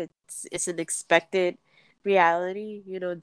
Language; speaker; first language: English; native; English